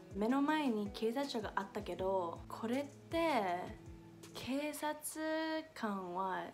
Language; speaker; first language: Japanese; non-native, fluent; English